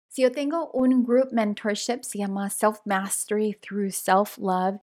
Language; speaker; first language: Spanish; early bilingual, heritage; Spanish